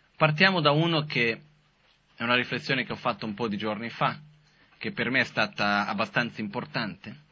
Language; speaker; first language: Italian; non-native, fluent; Portuguese